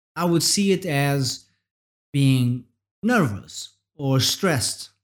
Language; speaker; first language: English; non-native, fluent; Portuguese